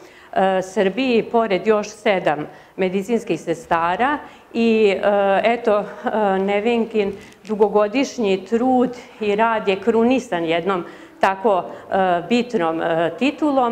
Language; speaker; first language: Serbian; native; Serbian